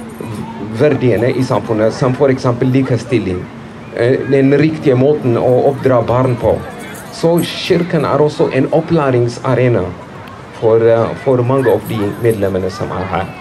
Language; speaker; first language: Norwegian; non-native, fluent; Amharic